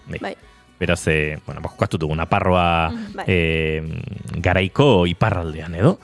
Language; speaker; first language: Basque; native; Basque